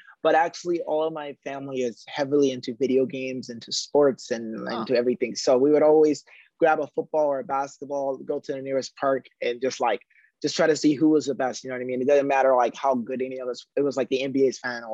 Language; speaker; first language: English; native; English